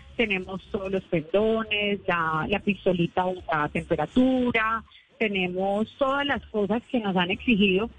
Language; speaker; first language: Spanish; native; Spanish